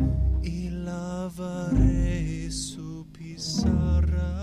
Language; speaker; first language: Spanish; non-native, learner; English